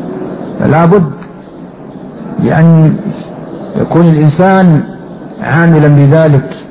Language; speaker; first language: Arabic; native; Arabic